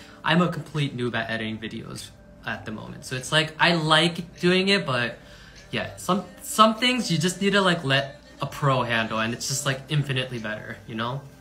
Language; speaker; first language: English; early bilingual, other home language; Korean